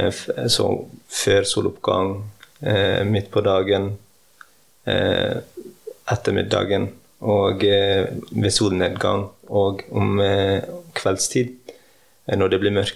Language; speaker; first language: Norwegian; early bilingual, heritage; Norwegian